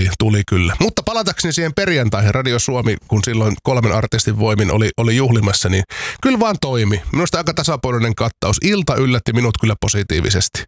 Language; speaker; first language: Finnish; native; Finnish